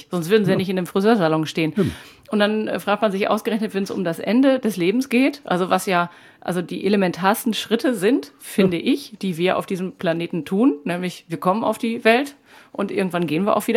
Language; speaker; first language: German; native; German